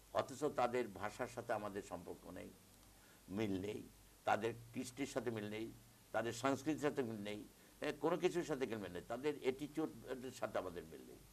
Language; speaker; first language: Bangla; native; Bangla